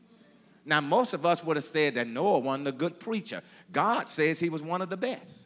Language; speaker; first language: English; native; English